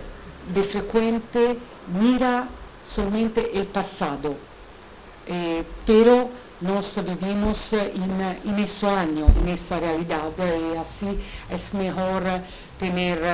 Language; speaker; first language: Spanish; non-native, learner; Italian